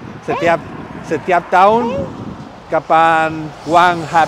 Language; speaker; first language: Indonesian; non-native, learner; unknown